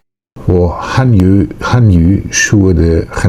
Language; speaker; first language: Chinese; non-native, learner; German